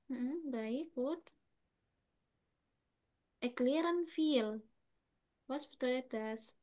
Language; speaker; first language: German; non-native, fluent; Indonesian